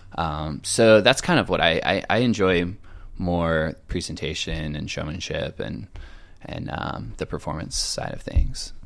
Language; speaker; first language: English; native; English